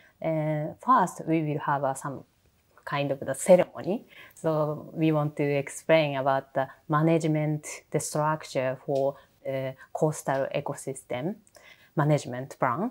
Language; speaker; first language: English; non-native, learner; Japanese